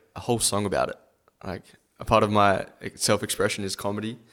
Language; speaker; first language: English; native; English